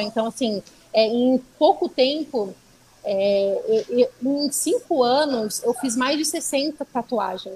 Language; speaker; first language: Portuguese; native; Portuguese